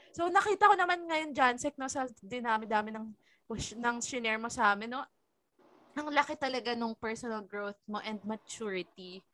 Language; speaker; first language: Filipino; native; Filipino